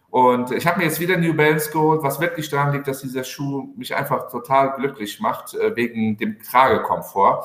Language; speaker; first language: German; early bilingual, other home language; Turkish